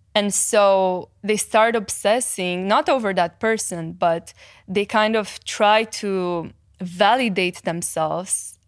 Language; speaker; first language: English; non-native, fluent; Romanian